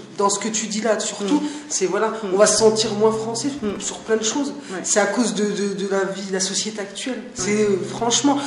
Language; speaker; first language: French; early bilingual, other home language; Arabic